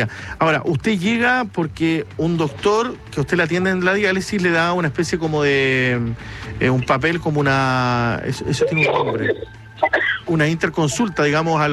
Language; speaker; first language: Spanish; native; Spanish